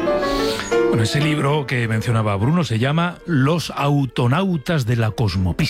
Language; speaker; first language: Spanish; native; Spanish